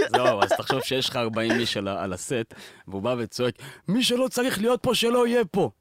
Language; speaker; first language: Hebrew; native; Hebrew